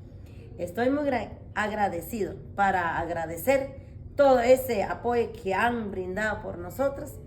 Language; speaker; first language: Spanish; non-native, local second language; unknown